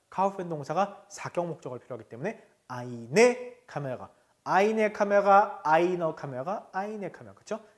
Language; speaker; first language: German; non-native, fluent; Korean